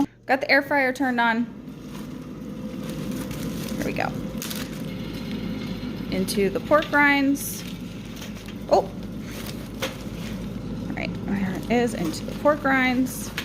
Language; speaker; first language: English; native; English